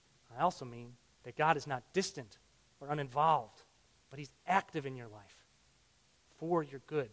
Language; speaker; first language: English; native; English